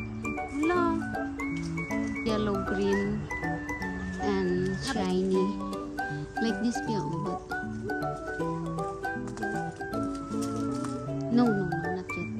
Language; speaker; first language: English; non-native, learner; Filipino